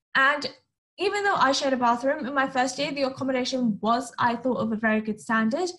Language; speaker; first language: English; native; English